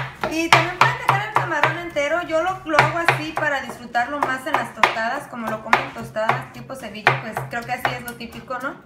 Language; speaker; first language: Spanish; early bilingual, heritage; Spanish